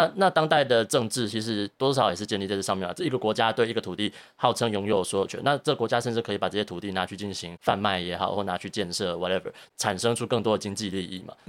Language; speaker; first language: Chinese; native; Chinese